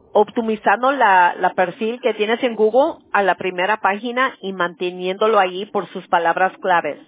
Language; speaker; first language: Spanish; early bilingual, other home language; English